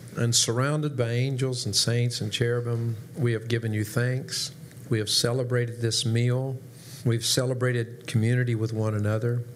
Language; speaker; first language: English; native; English